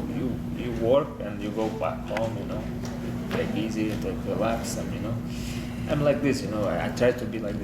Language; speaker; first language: English; non-native, learner; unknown